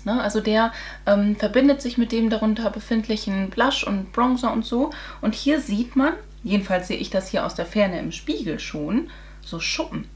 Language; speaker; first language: German; native; German